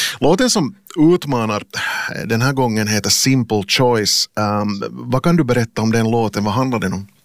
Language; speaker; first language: Swedish; native; Swedish